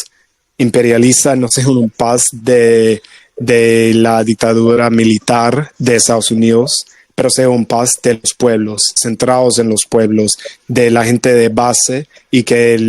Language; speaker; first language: Spanish; non-native, fluent; English